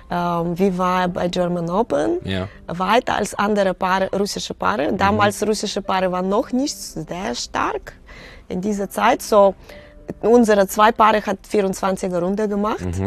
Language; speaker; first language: German; non-native, fluent; Russian